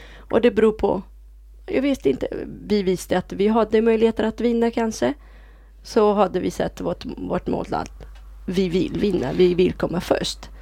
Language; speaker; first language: Swedish; non-native, fluent; Italian